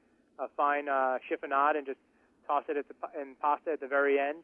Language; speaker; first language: English; native; English